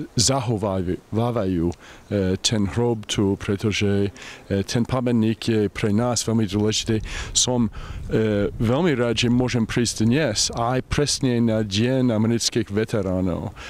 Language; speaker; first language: Slovak; non-native, learner; English